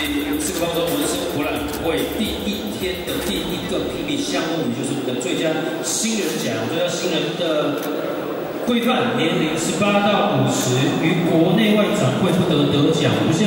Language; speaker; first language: Chinese; native; Chinese